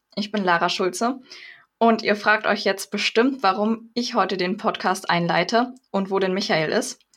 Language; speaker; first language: German; native; German